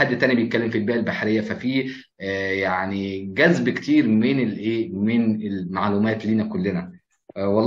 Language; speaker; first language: Arabic; native; Arabic